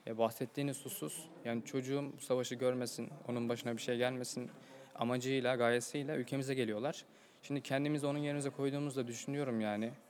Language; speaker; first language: Turkish; native; Turkish